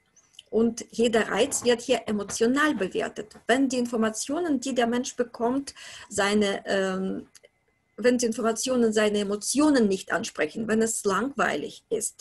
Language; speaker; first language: German; non-native, fluent; Russian